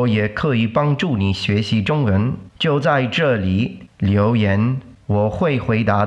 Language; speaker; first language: Chinese; non-native, learner; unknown